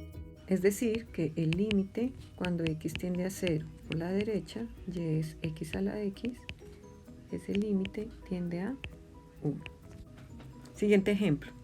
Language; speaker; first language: Spanish; native; Spanish